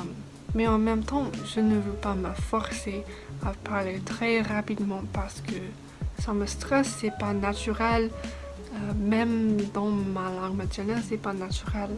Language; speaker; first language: French; non-native, fluent; English